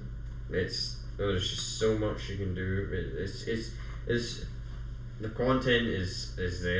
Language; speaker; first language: English; native; English